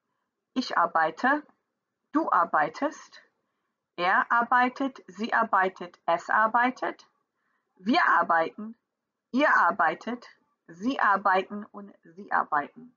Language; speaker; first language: German; non-native, fluent; English